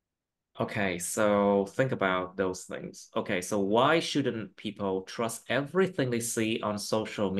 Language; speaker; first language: English; non-native, fluent; Vietnamese